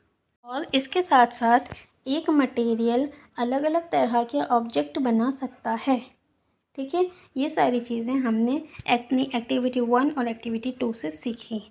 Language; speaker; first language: Hindi; native; Hindi